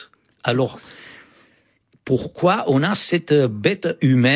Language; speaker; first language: French; non-native, fluent; Romanian